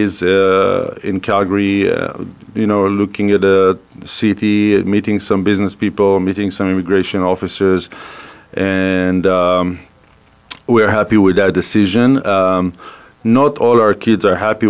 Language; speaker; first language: English; non-native, fluent; Hebrew